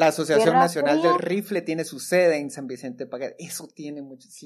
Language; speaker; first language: Spanish; native; Spanish